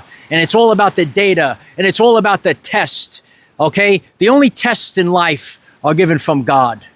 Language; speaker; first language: English; native; English